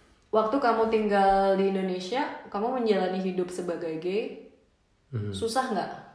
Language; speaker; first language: Indonesian; native; Indonesian